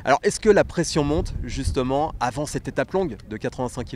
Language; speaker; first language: French; native; French